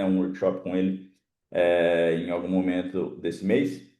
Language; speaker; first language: Portuguese; native; Portuguese